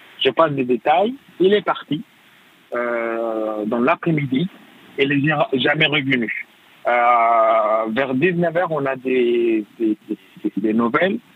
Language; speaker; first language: French; non-native, fluent; Arabic